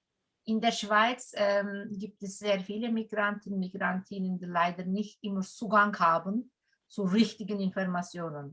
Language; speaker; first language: German; non-native, fluent; Turkish